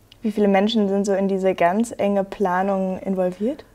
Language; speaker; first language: German; native; German